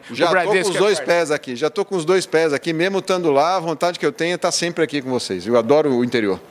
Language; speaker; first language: Portuguese; native; Portuguese